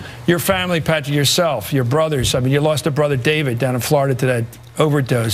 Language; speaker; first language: English; native; English